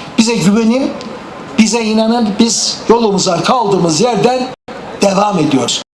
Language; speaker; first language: Turkish; native; Turkish